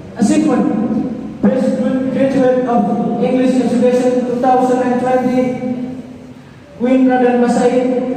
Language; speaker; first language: English; non-native, learner; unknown